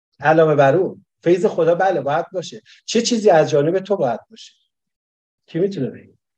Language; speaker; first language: Persian; native; Persian